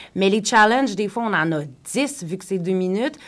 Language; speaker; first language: French; native; French